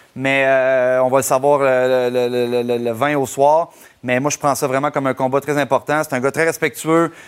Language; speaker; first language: French; native; French